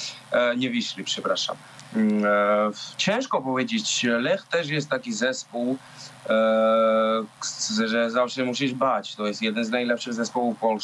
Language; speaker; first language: Polish; non-native, learner; Georgian